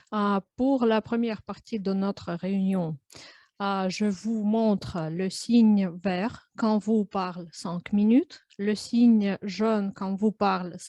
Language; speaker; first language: French; non-native, learner; Russian